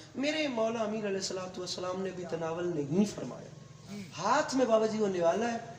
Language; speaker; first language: Urdu; non-native, local second language; Punjabi